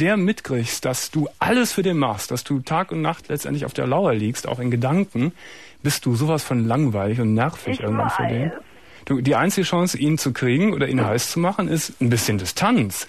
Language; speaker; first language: German; native; German